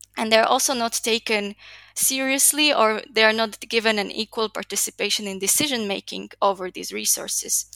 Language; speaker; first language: English; non-native, fluent; Slovak